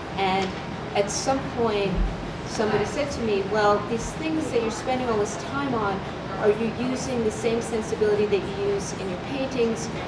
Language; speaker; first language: English; native; English